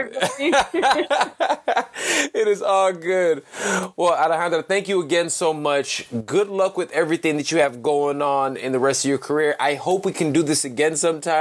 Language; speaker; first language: English; early bilingual, other home language; Spanish